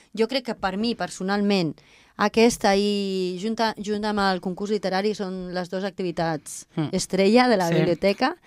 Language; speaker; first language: Catalan; non-native, local second language; Spanish